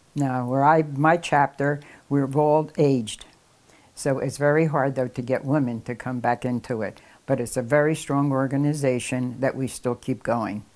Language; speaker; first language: English; native; English